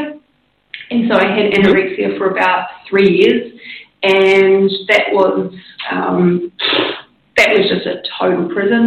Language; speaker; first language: English; native; English